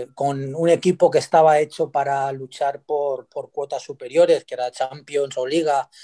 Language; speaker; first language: Spanish; native; Spanish